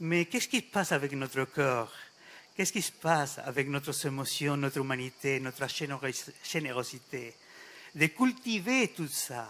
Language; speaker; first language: French; non-native, fluent; Spanish